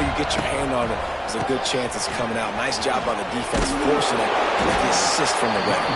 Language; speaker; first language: English; native; English